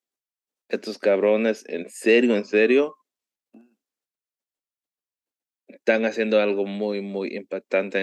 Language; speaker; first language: Spanish; early bilingual, heritage; Spanish